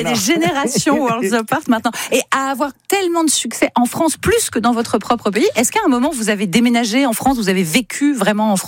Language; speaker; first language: French; native; French